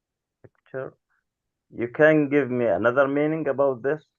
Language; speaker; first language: English; non-native, learner; Arabic